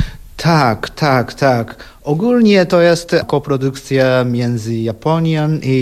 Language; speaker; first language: Polish; non-native, learner; Japanese